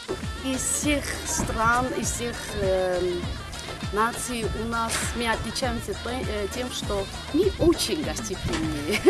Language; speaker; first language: Russian; non-native, fluent; Armenian